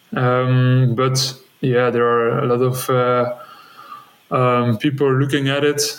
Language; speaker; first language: English; non-native, fluent; Dutch